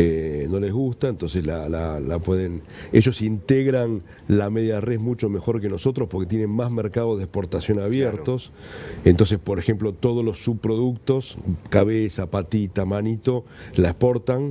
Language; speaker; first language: Spanish; native; Spanish